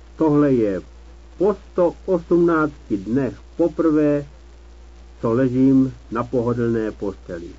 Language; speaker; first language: Czech; native; Czech